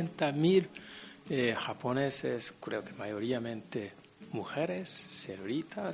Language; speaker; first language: Spanish; non-native, fluent; Japanese